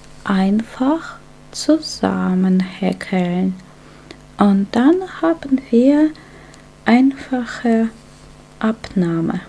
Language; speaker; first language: German; non-native, fluent; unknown